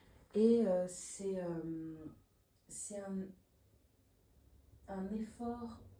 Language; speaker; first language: French; native; French